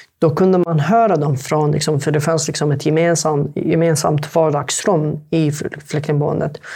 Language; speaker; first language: Swedish; non-native, fluent; Arabic